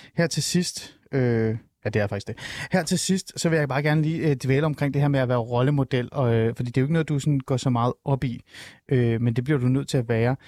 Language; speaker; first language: Danish; early bilingual, other home language; Persian